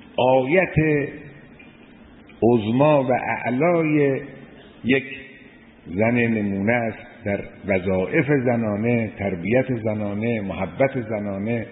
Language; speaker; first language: Persian; native; Persian